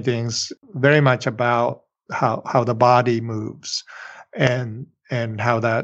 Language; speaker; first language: English; non-native, fluent; Japanese